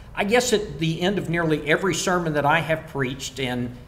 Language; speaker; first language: English; native; English